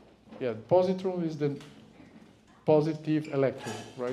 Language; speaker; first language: English; non-native, fluent; Portuguese